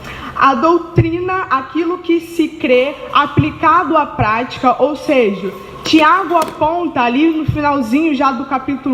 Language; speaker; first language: Portuguese; native; Portuguese